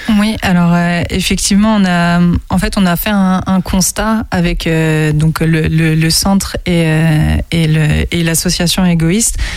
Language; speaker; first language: French; native; French